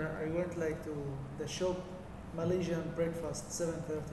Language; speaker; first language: English; non-native, learner; Arabic